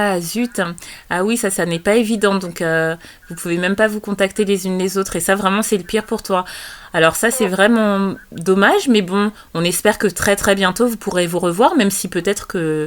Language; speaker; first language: French; native; French